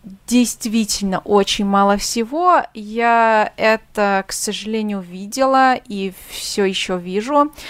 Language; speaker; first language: Russian; non-native, fluent; Hungarian